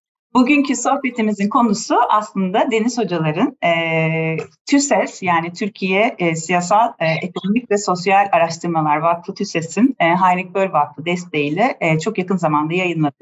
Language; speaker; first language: Turkish; native; Turkish